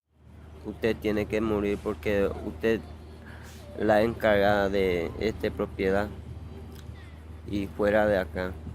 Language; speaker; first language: Spanish; non-native, local second language; Guarani